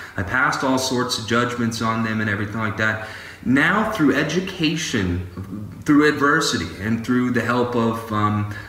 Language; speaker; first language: English; native; English